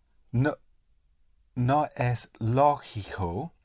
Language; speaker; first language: Spanish; non-native, learner; English